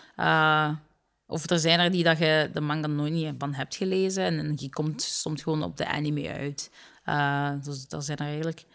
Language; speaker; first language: Dutch; early bilingual, other home language; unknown